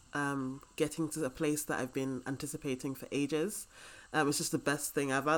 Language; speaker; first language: English; native; English